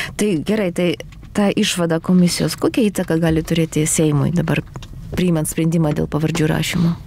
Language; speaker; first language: Lithuanian; non-native, local second language; Polish